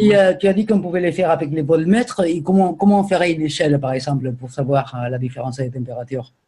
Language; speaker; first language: French; native; French